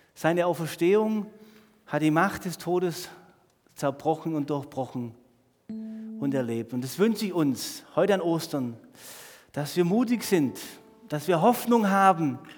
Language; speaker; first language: German; native; German